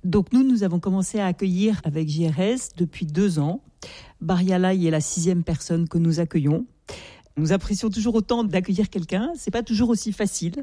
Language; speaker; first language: French; native; French